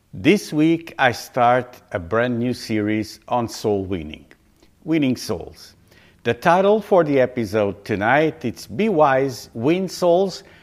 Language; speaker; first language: English; non-native, fluent; Portuguese